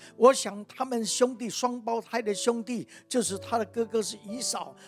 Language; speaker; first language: Chinese; native; Chinese